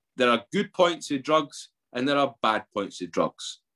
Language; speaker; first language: English; native; English